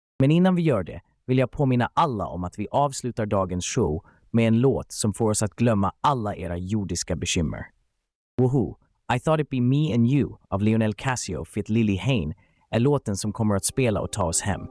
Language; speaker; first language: Swedish; native; Swedish